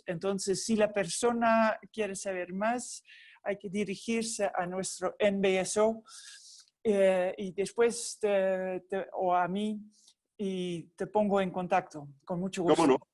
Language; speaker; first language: Spanish; non-native, fluent; Dutch